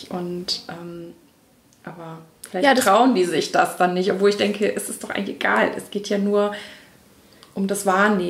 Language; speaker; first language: German; native; German